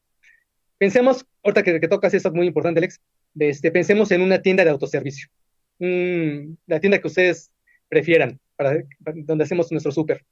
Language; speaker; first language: Spanish; native; Spanish